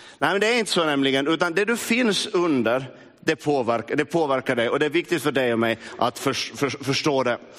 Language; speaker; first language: Swedish; native; Swedish